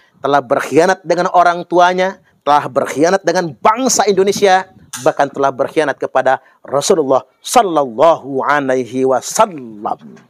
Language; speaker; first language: Indonesian; native; Indonesian